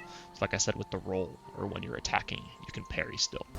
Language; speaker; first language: English; native; English